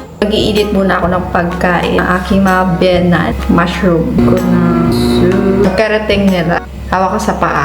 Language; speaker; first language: Filipino; non-native, local second language; Iloko